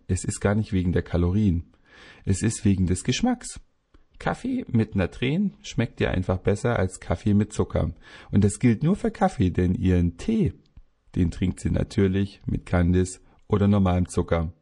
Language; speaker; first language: German; native; German